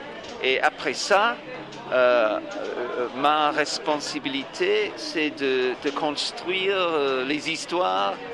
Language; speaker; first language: French; non-native, fluent; English